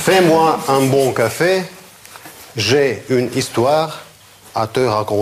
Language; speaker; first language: French; non-native, fluent; Russian